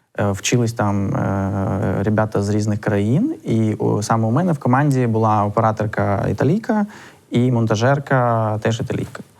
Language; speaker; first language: Ukrainian; non-native, local second language; Russian